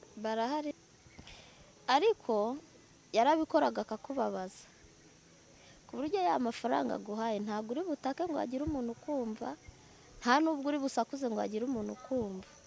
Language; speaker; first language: Kinyarwanda; native; Kinyarwanda